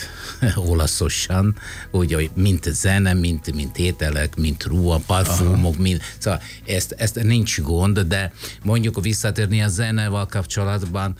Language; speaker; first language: Hungarian; non-native, fluent; Italian